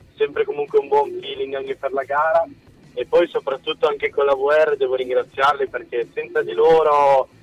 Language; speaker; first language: Italian; native; Italian